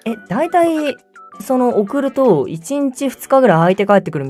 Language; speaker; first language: Japanese; native; Japanese